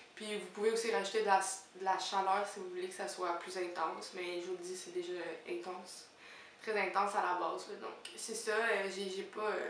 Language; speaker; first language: French; native; French